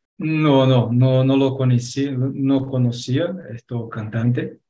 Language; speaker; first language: Spanish; non-native, fluent; Portuguese